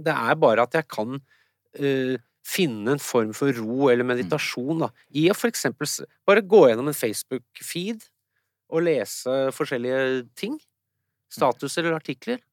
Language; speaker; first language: Norwegian; early bilingual, other home language; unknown